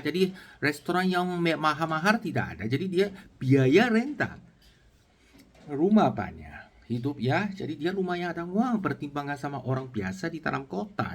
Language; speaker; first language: Indonesian; non-native, learner; Chinese